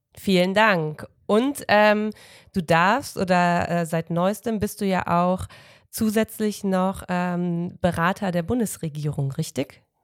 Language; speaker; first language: German; native; German